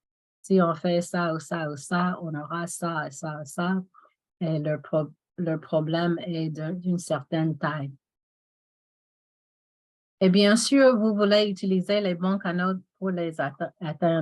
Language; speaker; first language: French; non-native, fluent; English